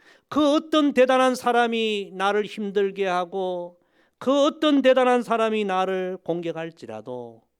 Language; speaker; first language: Korean; native; Korean